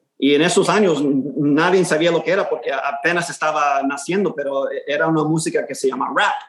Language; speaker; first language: Spanish; early bilingual, heritage; Spanish